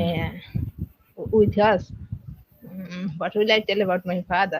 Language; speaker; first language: English; non-native, learner; Odia